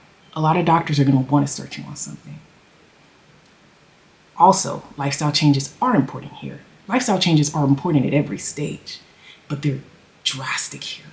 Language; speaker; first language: English; native; English